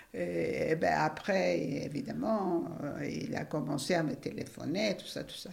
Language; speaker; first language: French; non-native, fluent; Turkish